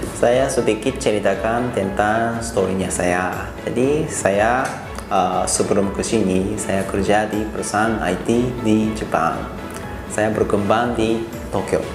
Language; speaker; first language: Indonesian; non-native, fluent; Japanese